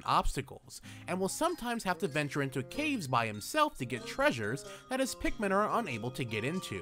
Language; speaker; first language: English; native; English